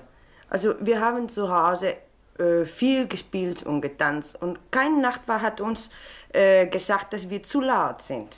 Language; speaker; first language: German; non-native, fluent; Spanish